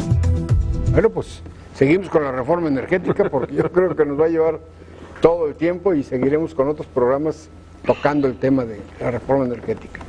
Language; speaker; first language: Spanish; native; Spanish